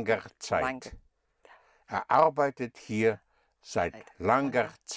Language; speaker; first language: German; non-native, fluent; English